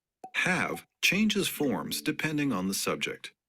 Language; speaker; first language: English; non-native, learner; Spanish